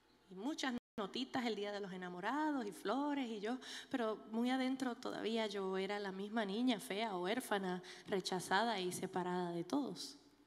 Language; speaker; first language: Spanish; early bilingual, other home language; English